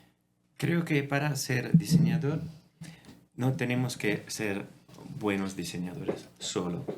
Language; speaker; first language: Spanish; non-native, fluent; Italian